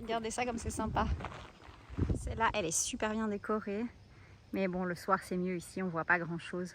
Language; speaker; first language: French; native; French